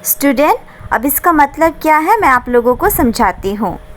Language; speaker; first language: Hindi; non-native, local second language; Bangla